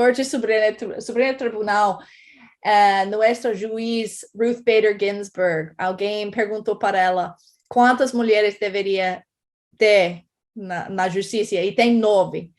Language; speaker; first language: Portuguese; non-native, fluent; English